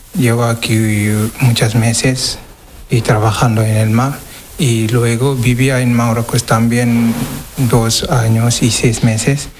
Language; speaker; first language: Spanish; non-native, learner; Wolof